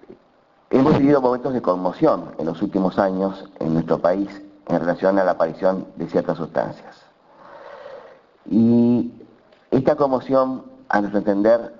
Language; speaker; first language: Spanish; native; Spanish